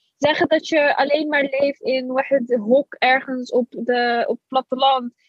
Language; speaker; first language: Dutch; early bilingual, other home language; Arabic